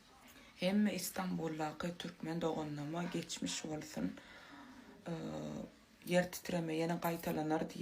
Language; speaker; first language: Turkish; non-native, learner; Turkmen